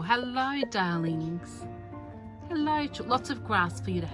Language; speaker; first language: English; native; English